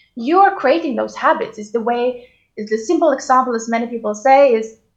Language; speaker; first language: English; non-native, fluent; Swedish